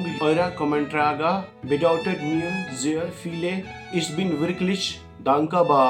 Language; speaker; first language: German; non-native, learner; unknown